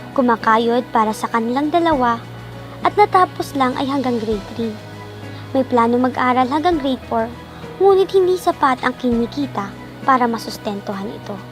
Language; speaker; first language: Filipino; native; Filipino